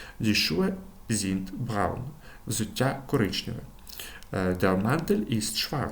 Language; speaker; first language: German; non-native, fluent; Ukrainian